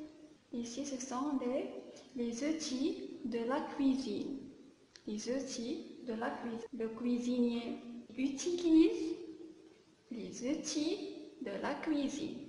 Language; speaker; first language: French; non-native, local second language; Arabic